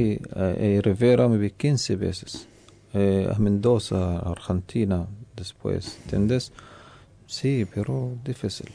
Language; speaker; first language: Spanish; non-native, local second language; Arabic